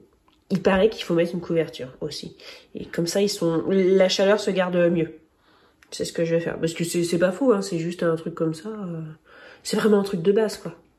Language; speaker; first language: French; native; French